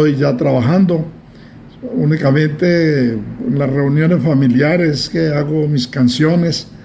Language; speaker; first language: Spanish; native; Spanish